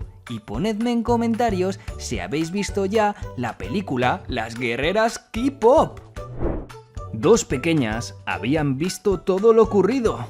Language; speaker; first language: Spanish; native; Spanish